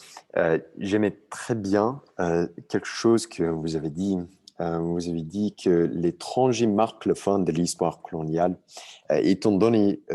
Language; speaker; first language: French; non-native, learner; English